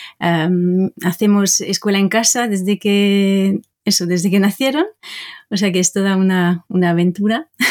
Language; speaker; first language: Spanish; non-native, fluent; French